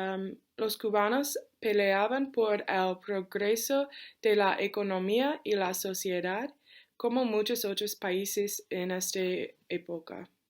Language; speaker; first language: Spanish; non-native, learner; English